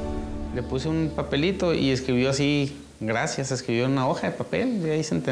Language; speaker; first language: Spanish; native; Spanish